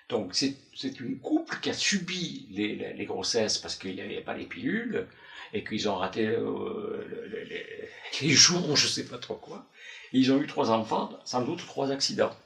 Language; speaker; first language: French; native; French